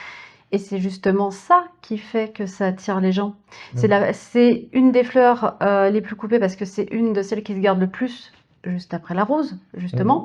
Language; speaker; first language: French; native; French